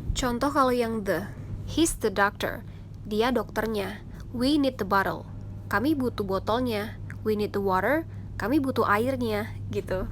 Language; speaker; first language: Indonesian; native; Indonesian